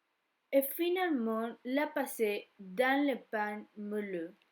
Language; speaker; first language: French; non-native, learner; Spanish